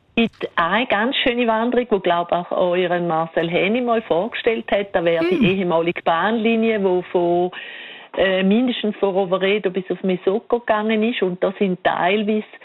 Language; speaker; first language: German; native; German